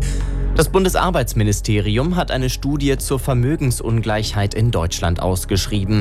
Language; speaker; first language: German; native; German